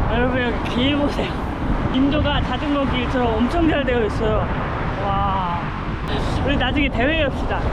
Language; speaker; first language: Korean; non-native, fluent; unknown